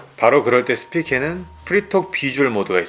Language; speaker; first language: Korean; native; Korean